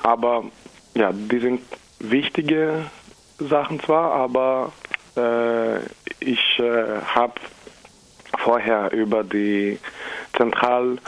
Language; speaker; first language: German; non-native, fluent; Greek